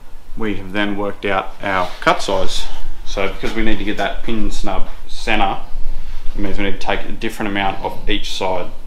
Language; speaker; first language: English; native; English